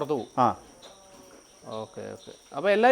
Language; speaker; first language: Malayalam; native; Malayalam